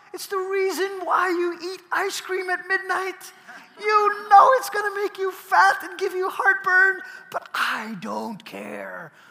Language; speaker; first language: English; early bilingual, other home language; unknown